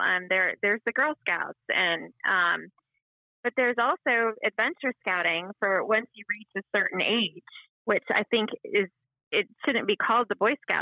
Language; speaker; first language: English; native; English